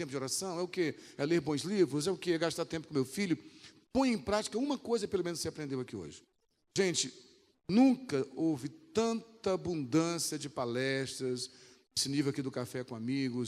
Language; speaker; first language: Portuguese; native; Portuguese